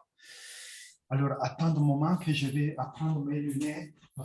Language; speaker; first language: French; non-native, fluent; Italian